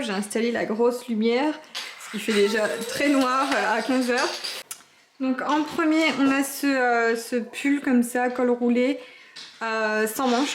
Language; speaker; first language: French; native; French